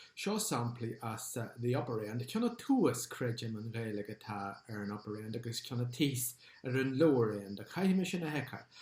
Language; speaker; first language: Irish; non-native, local second language; English